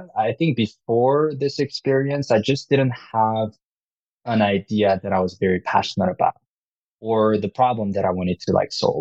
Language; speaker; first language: English; non-native, fluent; Korean